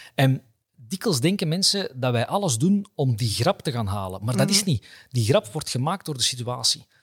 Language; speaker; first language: Dutch; native; Dutch